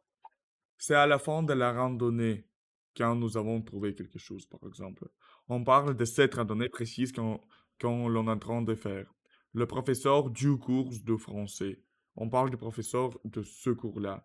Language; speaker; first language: French; non-native, learner; Russian